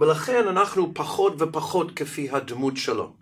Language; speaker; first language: Hebrew; non-native, fluent; Russian